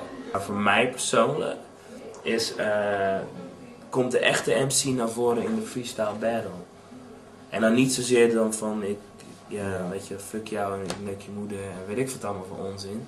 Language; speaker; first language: Dutch; native; Dutch